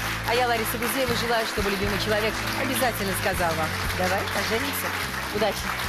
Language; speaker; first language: Russian; native; Russian